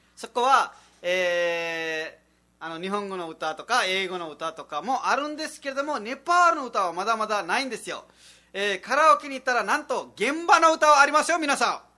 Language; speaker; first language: Japanese; non-native, fluent; Nepali